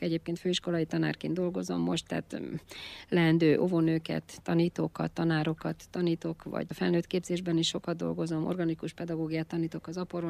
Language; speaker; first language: Hungarian; native; Hungarian